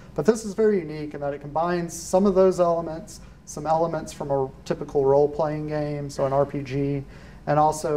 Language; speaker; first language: English; native; English